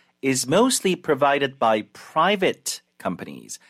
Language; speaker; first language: English; non-native, fluent; Korean